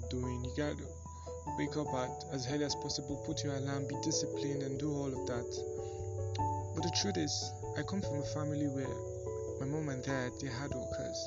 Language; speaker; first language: English; non-native, local second language; Yoruba